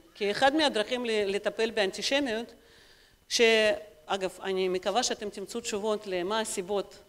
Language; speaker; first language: Hebrew; non-native, fluent; Russian